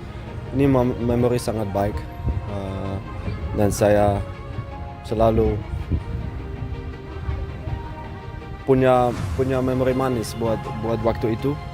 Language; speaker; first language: Indonesian; non-native, fluent; Dutch